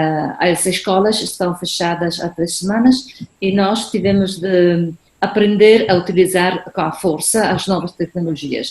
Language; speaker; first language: Portuguese; non-native, fluent; Spanish